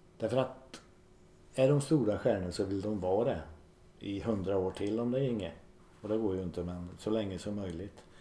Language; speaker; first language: Swedish; native; Swedish